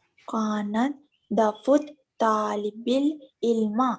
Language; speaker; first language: Arabic; non-native, learner; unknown